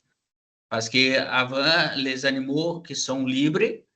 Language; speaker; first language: French; non-native, learner; Portuguese